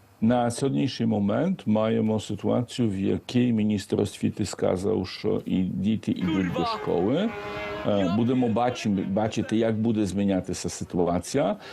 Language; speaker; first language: Ukrainian; non-native, fluent; Polish